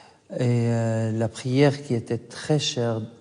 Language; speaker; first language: French; non-native, fluent; Arabic